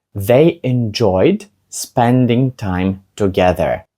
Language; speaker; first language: English; non-native, fluent; Ukrainian